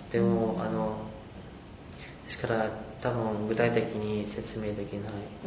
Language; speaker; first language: Japanese; non-native, learner; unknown